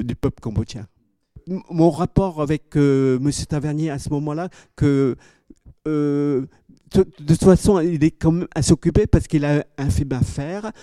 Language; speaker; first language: French; early bilingual, other home language; Khmer